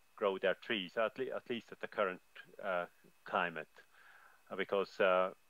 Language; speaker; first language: English; non-native, fluent; German